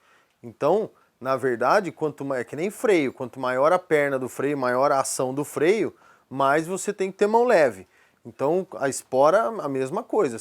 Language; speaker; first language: Portuguese; native; Portuguese